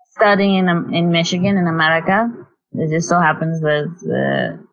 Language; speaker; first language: English; non-native, local second language; Tamil